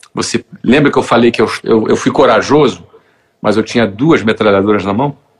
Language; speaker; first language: Portuguese; native; Portuguese